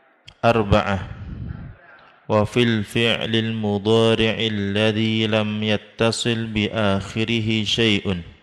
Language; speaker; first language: Arabic; non-native, fluent; Indonesian